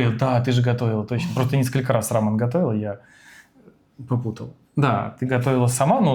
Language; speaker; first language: Russian; native; Russian